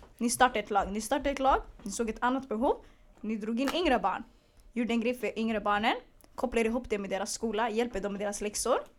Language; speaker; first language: Swedish; early bilingual, other home language; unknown